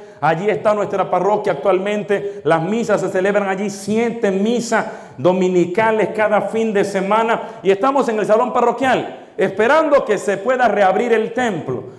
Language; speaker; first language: Spanish; native; Spanish